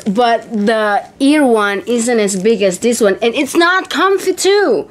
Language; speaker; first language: English; non-native, fluent; Indonesian